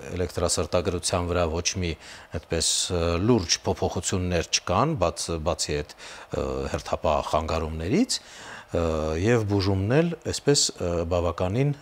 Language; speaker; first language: Armenian; native; Armenian